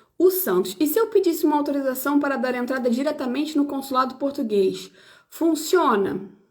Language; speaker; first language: Portuguese; native; Portuguese